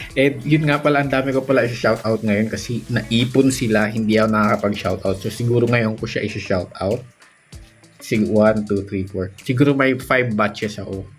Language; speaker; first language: Filipino; non-native, local second language; Bikol